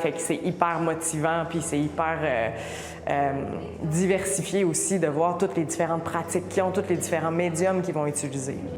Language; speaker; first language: French; native; French